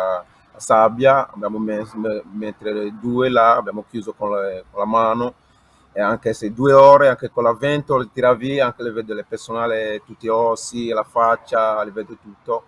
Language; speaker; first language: Italian; non-native, learner; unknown